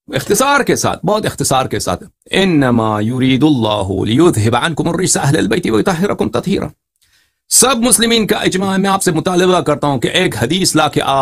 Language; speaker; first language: Urdu; non-native, fluent; Persian